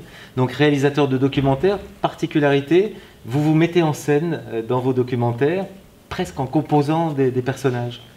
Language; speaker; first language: French; native; French